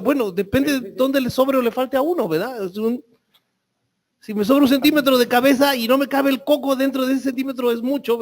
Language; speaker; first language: Spanish; native; Spanish